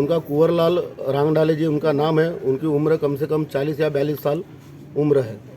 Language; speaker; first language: Hindi; non-native, local second language; Marathi